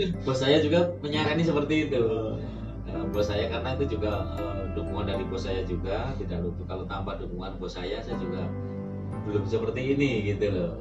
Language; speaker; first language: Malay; non-native, local second language; Javanese